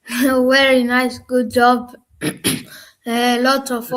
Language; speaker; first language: English; non-native, learner; German